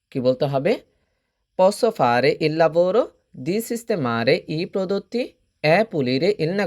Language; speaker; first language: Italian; non-native, fluent; Bangla